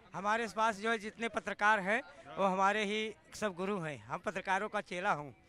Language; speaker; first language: Hindi; native; Hindi